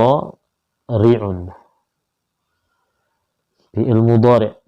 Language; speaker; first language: Arabic; non-native, fluent; Indonesian